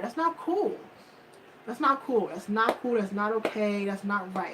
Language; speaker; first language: English; native; English